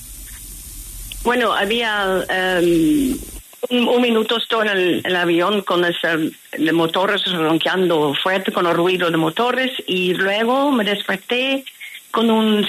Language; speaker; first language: Spanish; non-native, fluent; Dutch